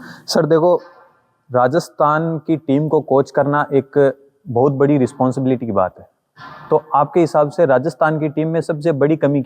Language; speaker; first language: Hindi; native; Hindi